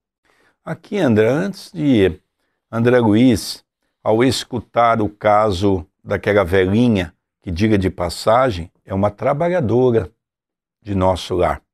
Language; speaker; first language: Portuguese; native; Portuguese